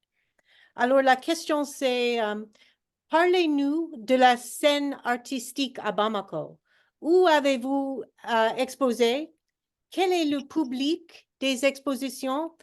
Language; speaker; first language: French; non-native, fluent; English